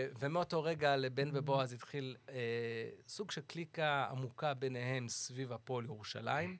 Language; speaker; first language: Hebrew; early bilingual, other home language; English